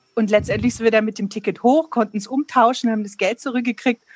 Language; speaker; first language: German; non-native, fluent; Polish